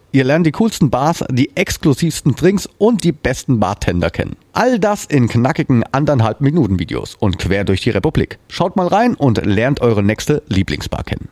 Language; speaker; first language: German; native; German